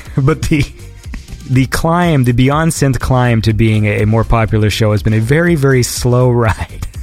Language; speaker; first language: English; native; English